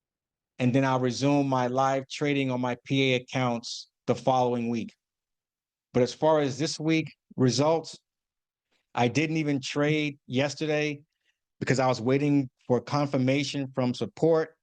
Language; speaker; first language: English; native; English